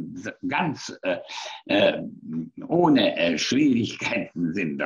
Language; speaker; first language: German; non-native, fluent; Hungarian